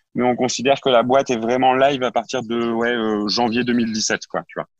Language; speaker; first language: French; native; French